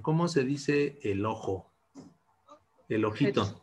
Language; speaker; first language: Spanish; native; Spanish